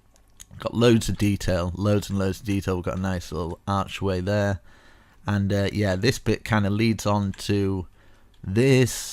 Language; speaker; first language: English; native; English